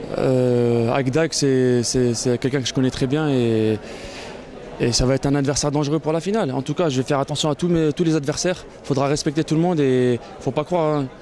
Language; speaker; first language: French; native; French